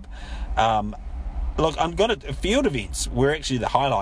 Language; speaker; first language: English; native; English